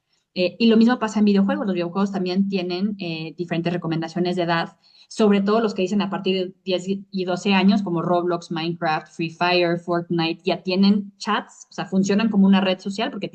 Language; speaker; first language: Spanish; native; Spanish